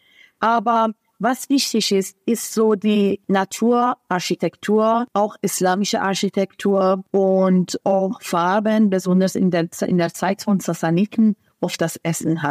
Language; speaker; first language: German; non-native, fluent; Persian